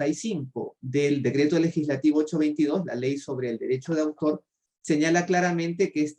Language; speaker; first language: Spanish; native; Spanish